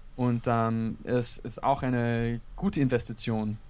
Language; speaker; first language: German; non-native, fluent; English